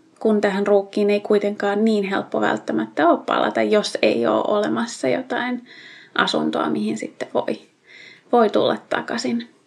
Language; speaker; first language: Finnish; native; Finnish